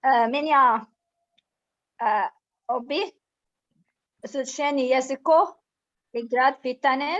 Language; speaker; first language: Russian; non-native, learner; Arabic